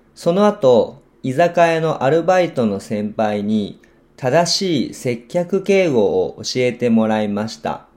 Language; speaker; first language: Japanese; non-native, fluent; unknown